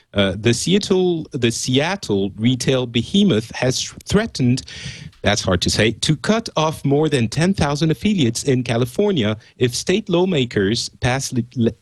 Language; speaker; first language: English; non-native, fluent; French